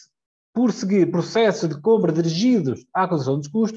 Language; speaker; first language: Portuguese; native; Portuguese